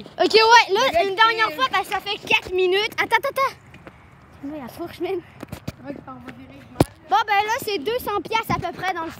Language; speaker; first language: French; native; French